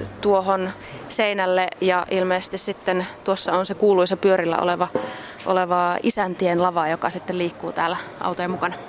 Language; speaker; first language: Finnish; native; Finnish